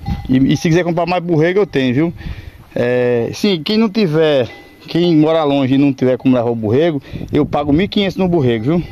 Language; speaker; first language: Portuguese; native; Portuguese